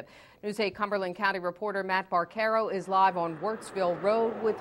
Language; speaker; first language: English; native; English